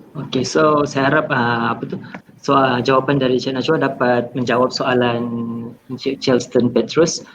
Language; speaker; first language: Malay; native; Malay